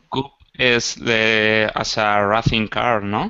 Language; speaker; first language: English; non-native, learner; Spanish